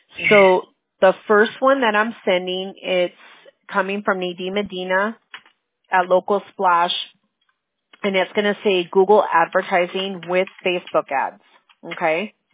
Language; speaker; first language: English; early bilingual, other home language; Spanish